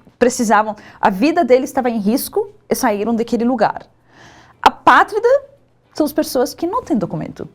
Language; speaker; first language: Portuguese; non-native, fluent; Arabic